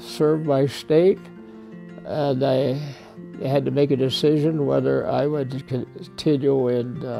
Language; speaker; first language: English; native; English